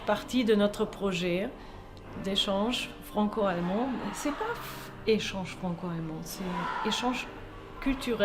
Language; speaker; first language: French; non-native, fluent; German